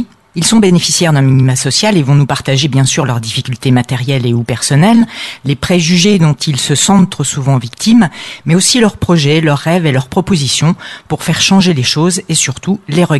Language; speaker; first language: French; native; French